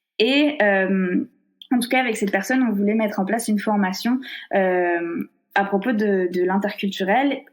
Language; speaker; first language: French; native; French